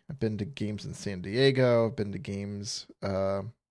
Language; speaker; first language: English; native; English